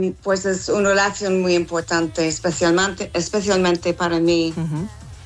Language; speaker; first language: Spanish; non-native, learner; English